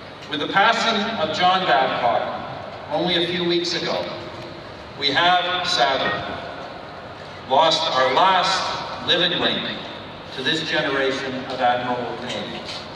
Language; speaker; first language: English; native; English